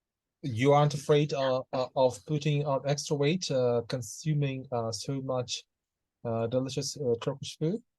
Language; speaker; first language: English; non-native, fluent; Russian